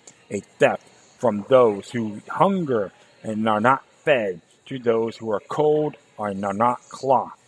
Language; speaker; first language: English; native; English